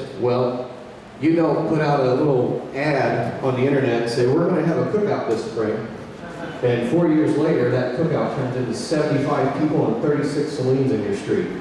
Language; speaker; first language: English; native; English